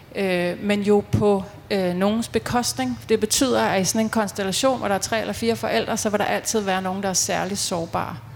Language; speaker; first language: Danish; native; Danish